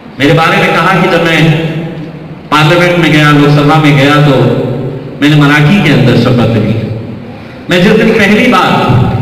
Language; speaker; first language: Urdu; native; Urdu